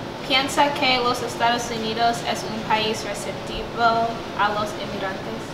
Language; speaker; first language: Spanish; non-native, learner; English